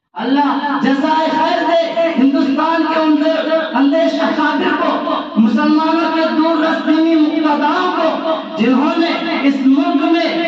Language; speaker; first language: Urdu; non-native, local second language; Bangla